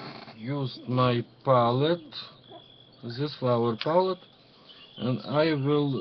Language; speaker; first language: English; non-native, learner; Ukrainian